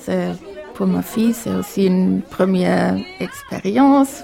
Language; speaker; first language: French; non-native, fluent; German